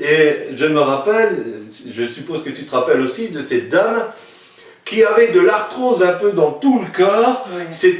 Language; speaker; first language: French; native; French